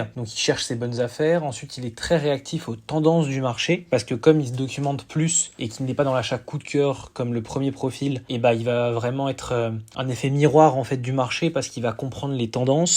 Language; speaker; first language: French; native; French